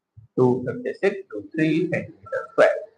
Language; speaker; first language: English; non-native, local second language; Hindi